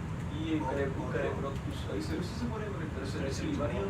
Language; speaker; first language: Spanish; native; Spanish